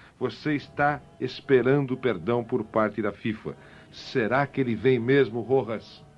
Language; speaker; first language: Portuguese; native; Portuguese